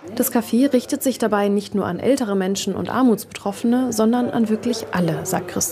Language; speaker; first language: German; native; German